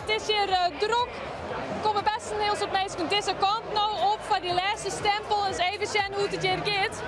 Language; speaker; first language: Dutch; non-native, local second language; Western Frisian